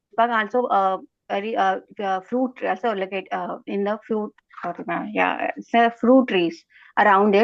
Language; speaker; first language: English; non-native, learner; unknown